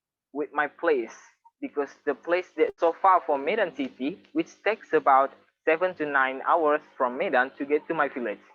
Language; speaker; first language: English; non-native, local second language; Indonesian